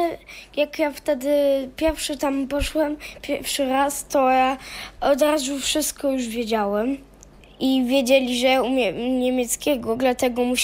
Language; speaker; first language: Polish; early bilingual, heritage; German